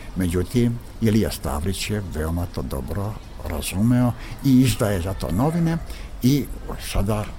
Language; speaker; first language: Serbian; native; Serbian